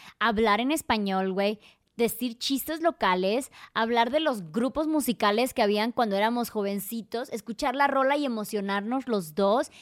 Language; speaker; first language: Spanish; native; Spanish